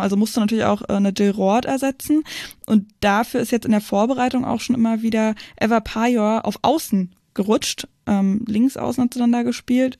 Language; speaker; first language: German; native; German